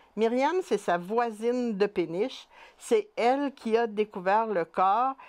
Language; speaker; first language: French; native; French